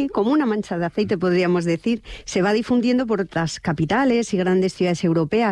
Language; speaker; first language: Spanish; native; Spanish